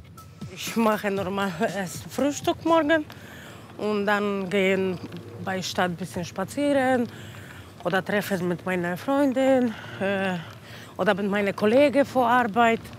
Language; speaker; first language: German; non-native, learner; Polish